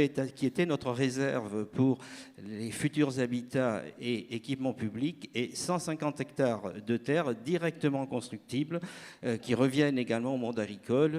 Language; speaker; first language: French; native; French